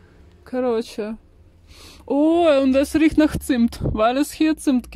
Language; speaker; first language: German; non-native, fluent; Russian